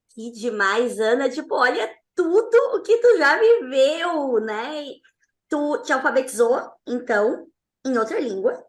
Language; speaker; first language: Portuguese; native; Portuguese